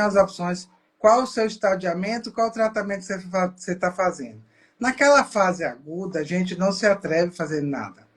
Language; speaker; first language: Portuguese; native; Portuguese